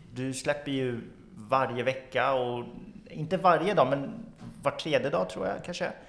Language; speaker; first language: Swedish; native; Swedish